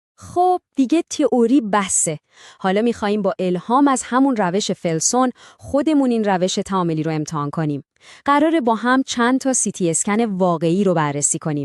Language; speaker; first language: Persian; native; Persian